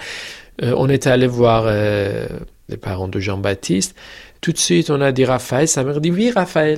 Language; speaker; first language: French; non-native, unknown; Persian